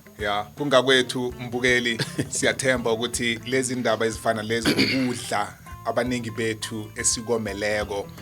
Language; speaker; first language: Zulu; non-native, local second language; South Ndebele